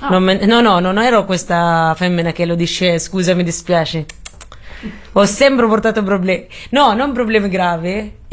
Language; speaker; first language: Italian; non-native, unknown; Arabic